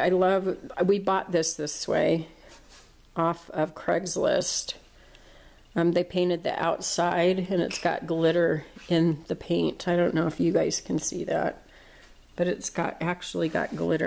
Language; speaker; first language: English; native; English